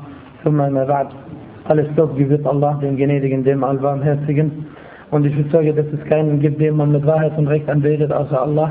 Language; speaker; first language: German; non-native, fluent; Arabic